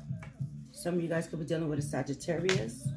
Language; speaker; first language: English; native; English